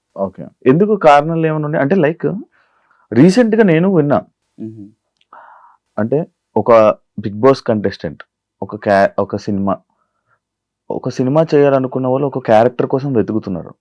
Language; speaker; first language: Telugu; native; Telugu